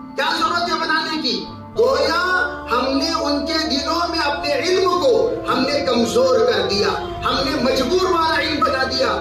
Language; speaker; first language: Urdu; native; Urdu